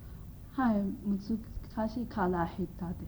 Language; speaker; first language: Japanese; non-native, learner; Chinese